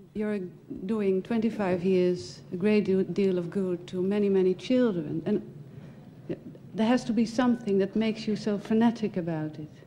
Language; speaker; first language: English; non-native, fluent; Dutch